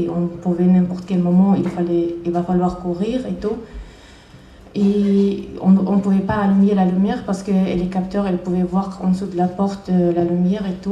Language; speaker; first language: French; non-native, learner; Chechen